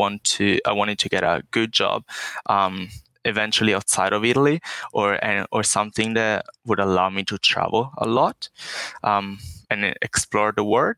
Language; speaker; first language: English; non-native, fluent; Italian